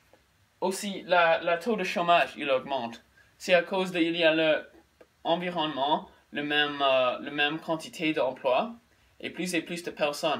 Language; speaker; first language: French; non-native, learner; English